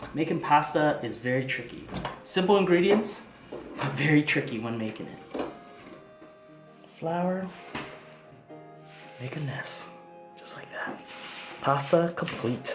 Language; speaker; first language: English; native; English